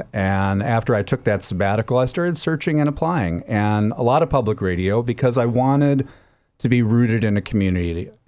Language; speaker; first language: English; native; English